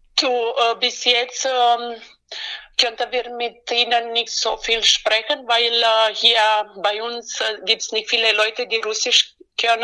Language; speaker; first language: German; non-native, learner; Romanian